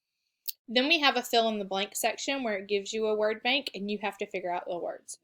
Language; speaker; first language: English; native; English